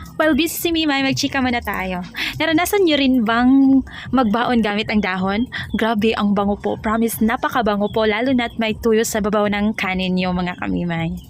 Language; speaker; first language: Filipino; non-native, local second language; Cebuano